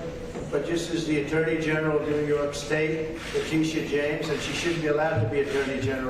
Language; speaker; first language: English; native; English